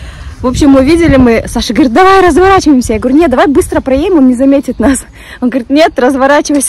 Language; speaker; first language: Russian; native; Russian